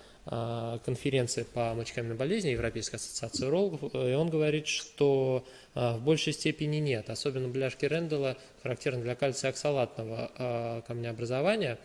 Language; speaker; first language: Russian; native; Russian